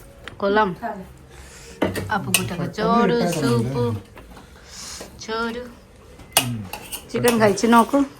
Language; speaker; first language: Malayalam; non-native, learner; Nepali